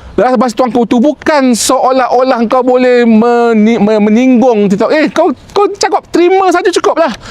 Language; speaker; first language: Malay; native; Malay